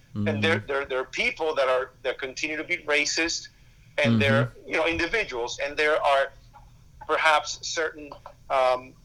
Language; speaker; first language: English; early bilingual, other home language; Spanish